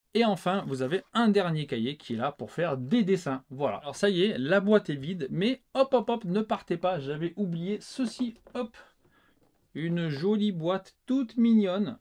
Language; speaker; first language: French; native; French